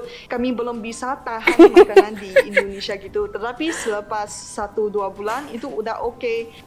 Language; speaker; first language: Indonesian; non-native, fluent; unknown